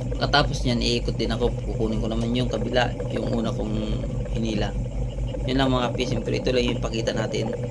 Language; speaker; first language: Filipino; non-native, local second language; Cebuano